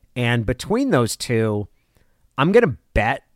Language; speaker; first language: English; native; English